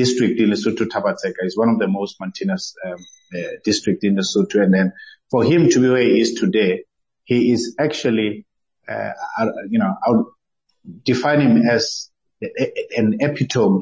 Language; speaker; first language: English; non-native, local second language; Southern Sotho